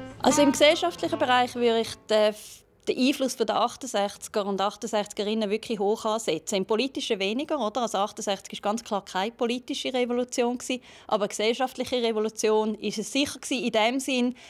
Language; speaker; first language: German; native; German